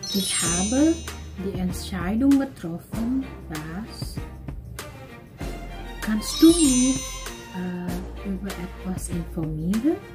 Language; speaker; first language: German; non-native, fluent; Indonesian